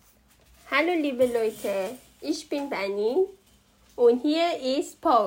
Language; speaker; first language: German; non-native, learner; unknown